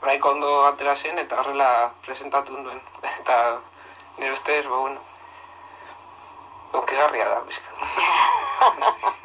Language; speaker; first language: Basque; non-native, local second language; Spanish